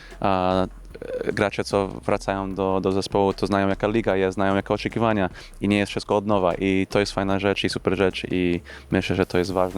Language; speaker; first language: Polish; early bilingual, heritage; English